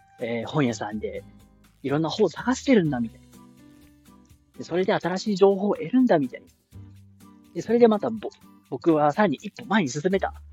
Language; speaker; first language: Japanese; native; Japanese